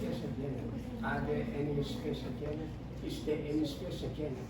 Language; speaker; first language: English; non-native, fluent; Indonesian